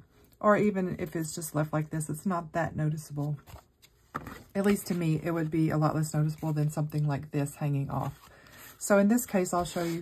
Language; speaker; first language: English; native; English